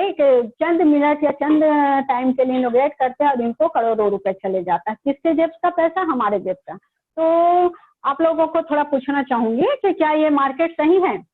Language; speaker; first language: Hindi; native; Hindi